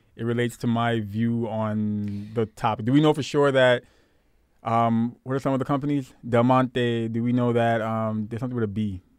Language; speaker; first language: English; native; English